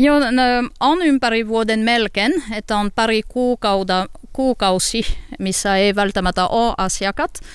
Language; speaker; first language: Finnish; non-native, learner; French